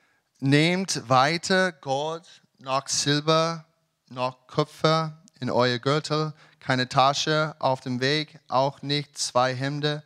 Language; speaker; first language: German; non-native, learner; English